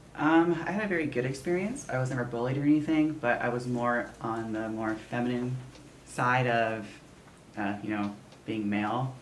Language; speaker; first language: English; native; English